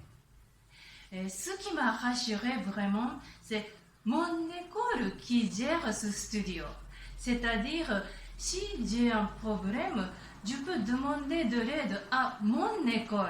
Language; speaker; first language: French; non-native, learner; Japanese